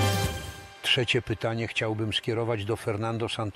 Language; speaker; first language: Polish; native; Polish